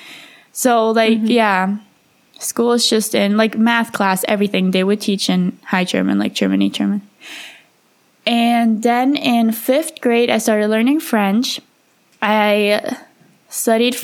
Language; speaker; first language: English; early bilingual, heritage; English